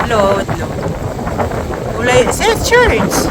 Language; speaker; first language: Hebrew; non-native, learner; Filipino